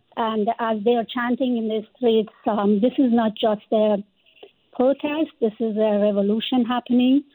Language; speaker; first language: English; non-native, fluent; Persian